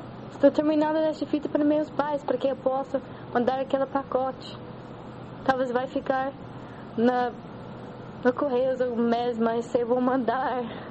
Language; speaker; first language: Portuguese; non-native, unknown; English